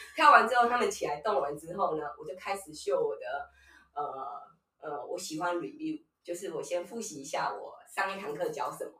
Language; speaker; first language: Chinese; native; Chinese